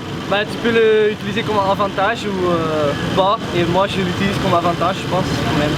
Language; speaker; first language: French; non-native, local second language; Dutch